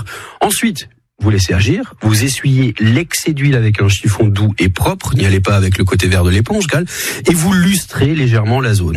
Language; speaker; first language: French; native; French